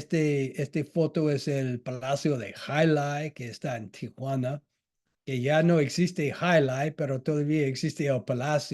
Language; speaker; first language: Spanish; non-native, fluent; English